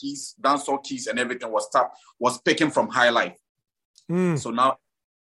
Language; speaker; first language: English; non-native, local second language; Ewe